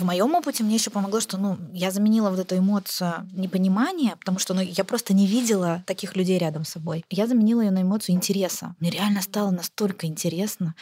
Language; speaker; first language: Russian; native; Russian